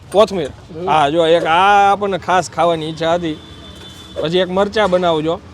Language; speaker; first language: Gujarati; native; Gujarati